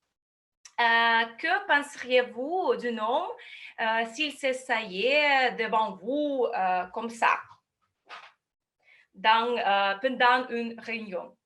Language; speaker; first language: French; non-native, fluent; Russian